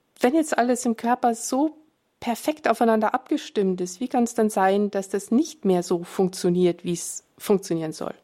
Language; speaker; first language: German; native; German